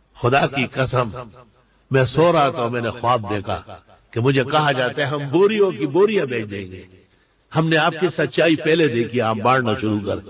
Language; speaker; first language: Urdu; non-native, local second language; Pashto